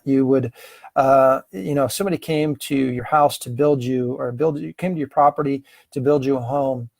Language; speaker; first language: English; native; English